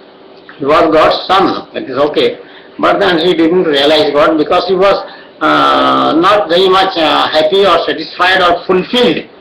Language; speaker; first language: English; non-native, local second language; Odia